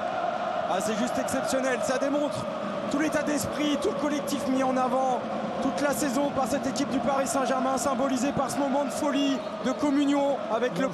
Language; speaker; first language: French; native; French